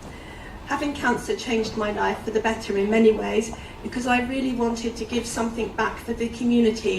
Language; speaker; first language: English; native; English